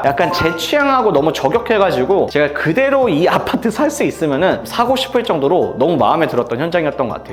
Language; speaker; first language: Korean; native; Korean